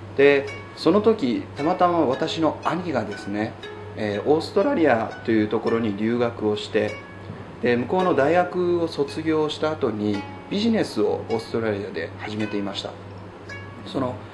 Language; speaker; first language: Japanese; native; Japanese